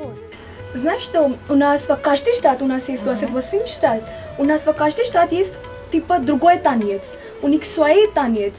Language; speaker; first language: Russian; non-native, learner; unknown